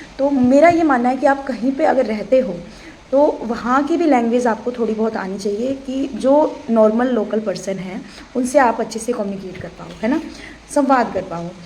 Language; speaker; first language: Hindi; native; Hindi